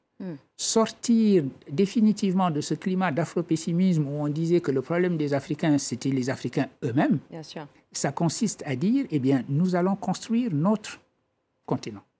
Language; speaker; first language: French; non-native, local second language; Wolof